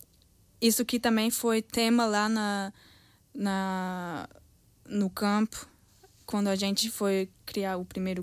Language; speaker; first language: Portuguese; early bilingual, heritage; Portuguese